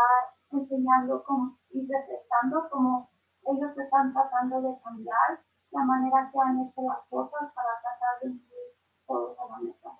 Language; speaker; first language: Spanish; early bilingual, other home language; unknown